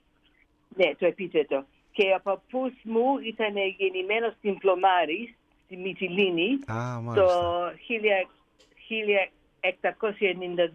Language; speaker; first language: Greek; early bilingual, heritage; Greek